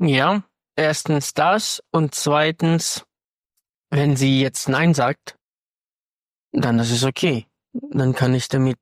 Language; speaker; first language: German; non-native, fluent; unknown